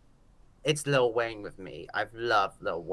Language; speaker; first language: English; native; English